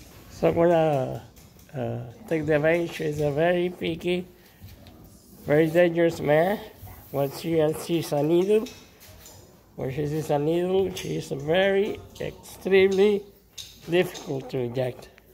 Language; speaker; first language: English; non-native, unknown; Spanish